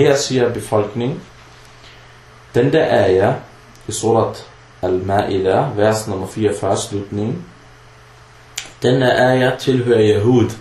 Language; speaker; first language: Danish; early bilingual, other home language; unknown